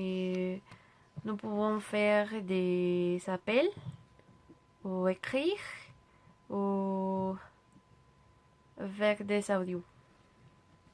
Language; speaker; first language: French; non-native, learner; Spanish